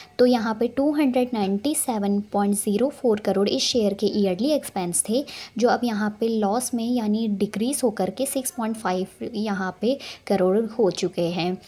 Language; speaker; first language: Hindi; native; Hindi